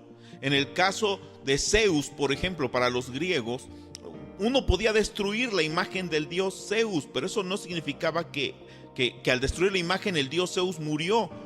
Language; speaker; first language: Spanish; native; Spanish